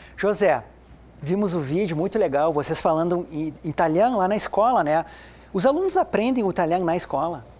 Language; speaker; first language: Portuguese; native; Portuguese